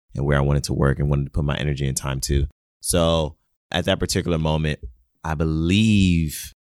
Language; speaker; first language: English; non-native, local second language; Yoruba